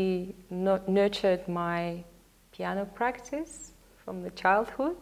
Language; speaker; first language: English; non-native, fluent; Russian